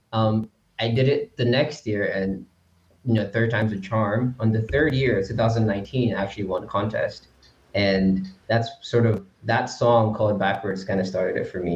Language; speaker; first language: English; non-native, local second language; Yoruba